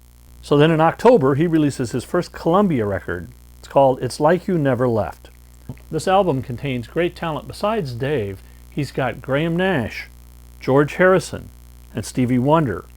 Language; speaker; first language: English; native; English